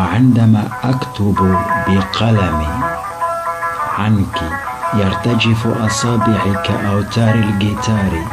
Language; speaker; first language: Arabic; non-native, local second language; Kurdish